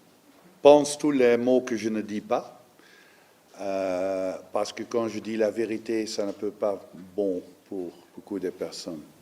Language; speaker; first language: French; non-native, learner; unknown